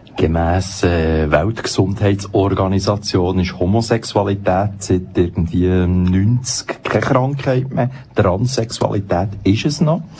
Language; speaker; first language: German; native; German